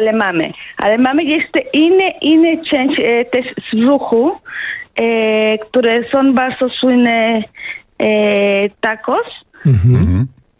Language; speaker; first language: Polish; non-native, fluent; Spanish